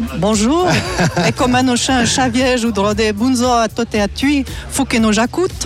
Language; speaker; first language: French; native; French